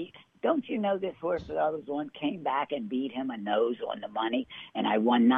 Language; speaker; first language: English; native; English